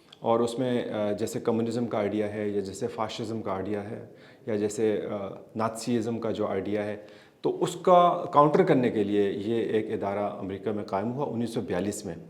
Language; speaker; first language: Urdu; native; Urdu